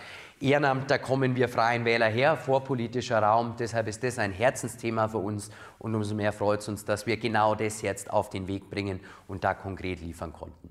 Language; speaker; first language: German; native; German